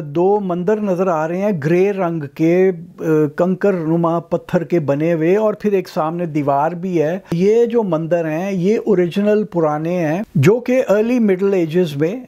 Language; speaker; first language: Urdu; non-native, local second language; Punjabi